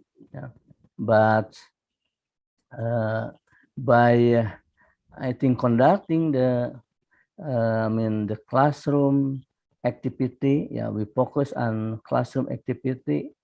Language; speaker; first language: English; non-native, fluent; Indonesian